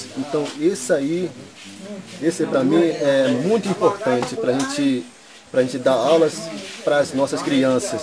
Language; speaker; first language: Portuguese; non-native, local second language; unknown